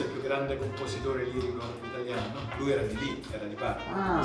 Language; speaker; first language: Italian; native; Italian